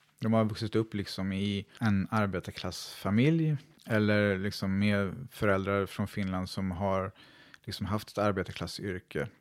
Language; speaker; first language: Swedish; native; Swedish